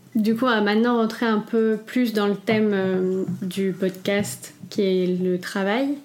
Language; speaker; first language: French; native; French